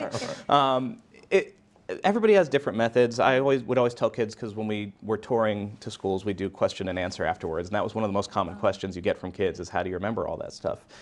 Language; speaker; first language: English; native; English